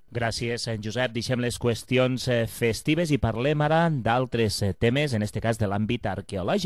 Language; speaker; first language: Catalan; native; Catalan